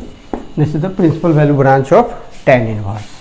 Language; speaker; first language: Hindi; native; Hindi